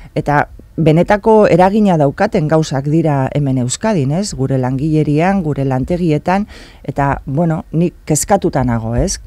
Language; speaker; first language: Basque; non-native, local second language; Spanish